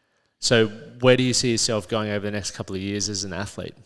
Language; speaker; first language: English; native; English